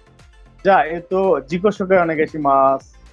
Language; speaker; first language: Japanese; non-native, fluent; Bangla